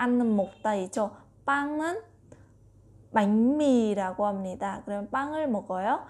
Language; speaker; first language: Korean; non-native, learner; Vietnamese